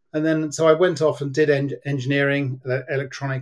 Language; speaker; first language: English; native; English